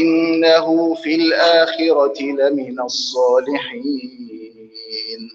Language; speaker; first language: Arabic; native; Arabic